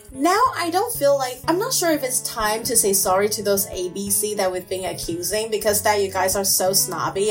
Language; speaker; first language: English; non-native, fluent; Chinese